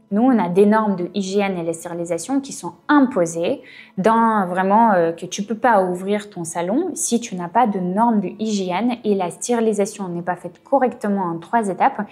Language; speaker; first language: French; non-native, fluent; Russian